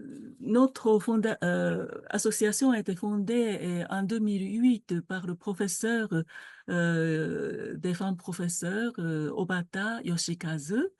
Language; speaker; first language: French; non-native, fluent; Japanese